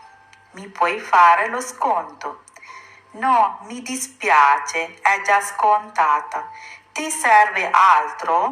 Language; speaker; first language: Italian; non-native, fluent; Sinhala